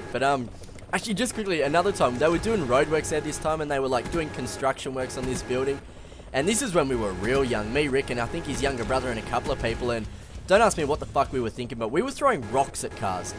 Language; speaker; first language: English; native; English